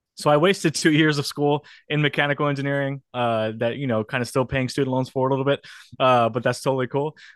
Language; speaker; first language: English; native; English